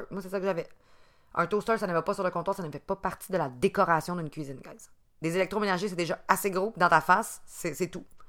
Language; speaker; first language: French; native; French